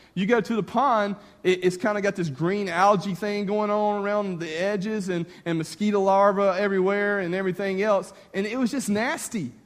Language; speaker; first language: English; native; English